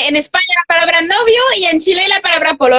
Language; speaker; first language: Spanish; non-native, fluent; French